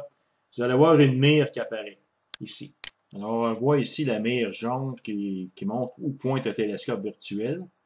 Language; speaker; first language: French; native; French